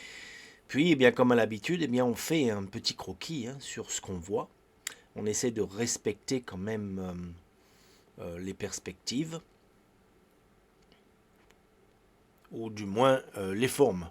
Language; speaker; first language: French; native; French